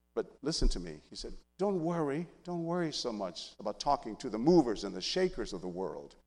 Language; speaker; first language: English; early bilingual, other home language; Spanish